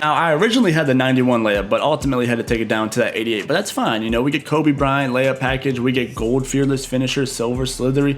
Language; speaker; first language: English; native; English